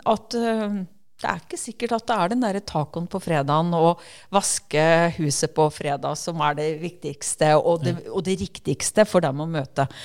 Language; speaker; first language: Norwegian; native; Norwegian